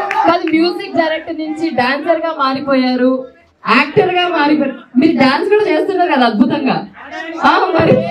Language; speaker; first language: Telugu; native; Telugu